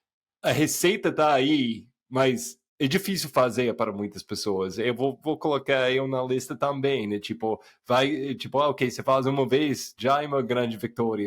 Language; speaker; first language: Portuguese; non-native, fluent; English